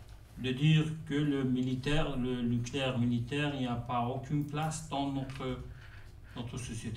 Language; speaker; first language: French; non-native, fluent; Persian